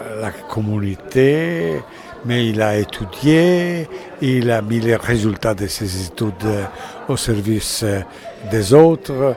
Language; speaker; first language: French; non-native, fluent; Italian